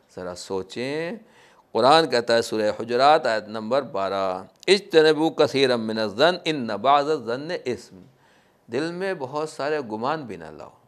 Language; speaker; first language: Hindi; native; Hindi